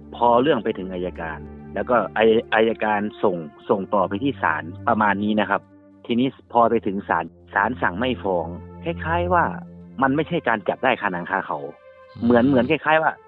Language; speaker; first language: Thai; native; Thai